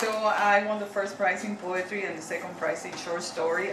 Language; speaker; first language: English; non-native, fluent; Spanish